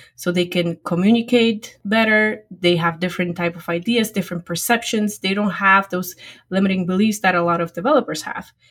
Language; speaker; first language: English; non-native, fluent; Polish